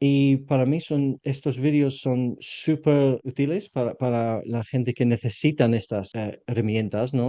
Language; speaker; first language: Spanish; non-native, learner; English